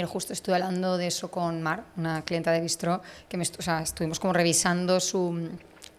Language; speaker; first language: Spanish; native; Spanish